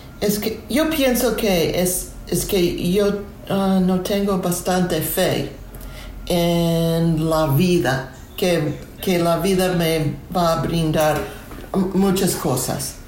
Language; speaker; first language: Spanish; non-native, learner; English